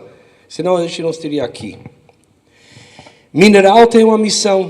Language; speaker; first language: Portuguese; non-native, fluent; English